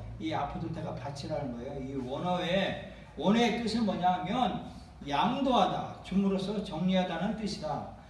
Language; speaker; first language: Korean; native; Korean